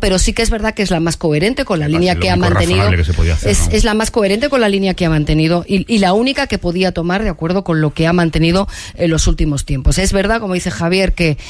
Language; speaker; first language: Spanish; native; Spanish